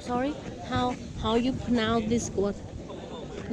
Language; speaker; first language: English; non-native, learner; Vietnamese